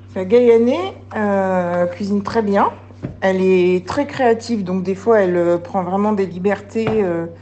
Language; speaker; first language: French; native; French